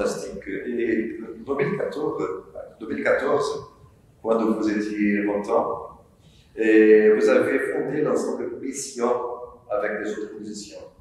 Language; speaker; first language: French; non-native, learner; Portuguese